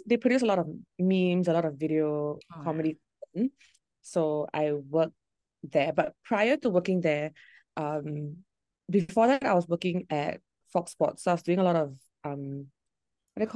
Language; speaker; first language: English; native; English